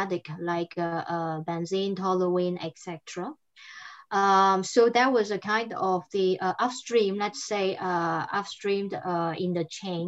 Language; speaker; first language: English; non-native, fluent; Cantonese